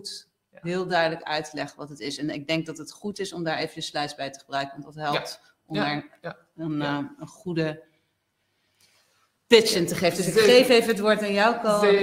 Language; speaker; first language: Dutch; native; Dutch